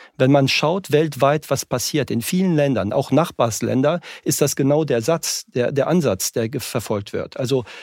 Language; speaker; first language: German; non-native, fluent; French